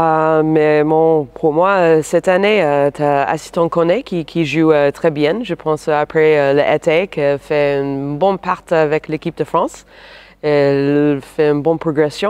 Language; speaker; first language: French; non-native, fluent; English